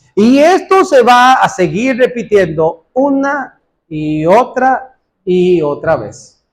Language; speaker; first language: Spanish; native; Spanish